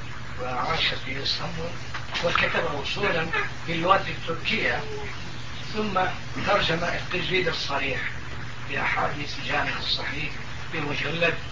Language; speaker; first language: Arabic; non-native, fluent; Turkish